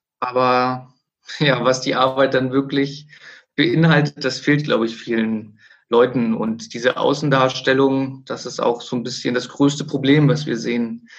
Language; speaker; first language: German; native; German